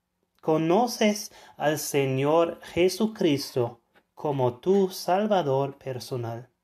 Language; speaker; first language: Spanish; non-native, fluent; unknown